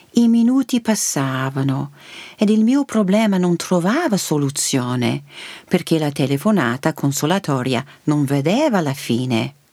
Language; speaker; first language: Italian; early bilingual, heritage; Italian